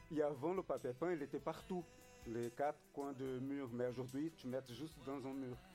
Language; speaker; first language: French; non-native, fluent; Portuguese